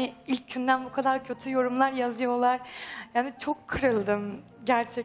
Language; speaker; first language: Turkish; non-native, fluent; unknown